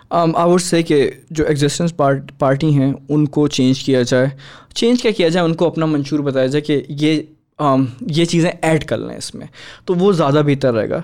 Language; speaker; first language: Urdu; native; Urdu